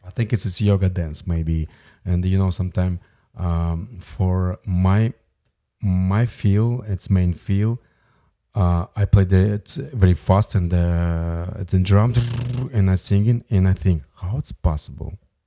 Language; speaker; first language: English; non-native, learner; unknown